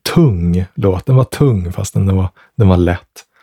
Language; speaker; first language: Swedish; native; Swedish